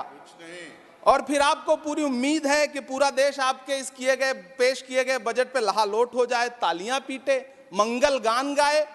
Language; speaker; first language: Hindi; native; Hindi